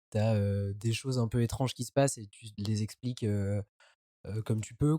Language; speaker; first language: French; native; French